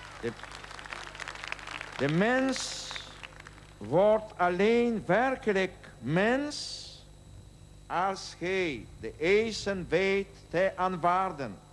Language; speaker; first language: Dutch; non-native, learner; Polish